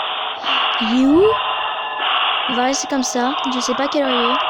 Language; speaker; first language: French; native; French